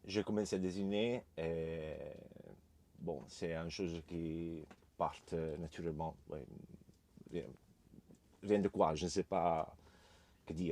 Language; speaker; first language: French; non-native, learner; Italian